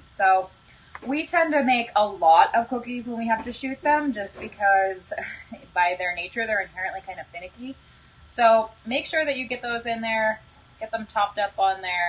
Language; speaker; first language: English; native; English